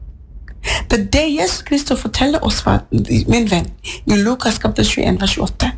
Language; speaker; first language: Swedish; non-native, learner; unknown